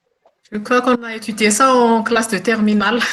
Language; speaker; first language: French; non-native, local second language; Malagasy